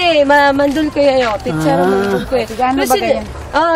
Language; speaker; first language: Korean; non-native, learner; Filipino